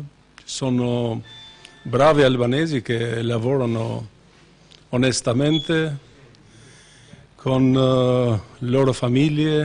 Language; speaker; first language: Italian; non-native, fluent; Albanian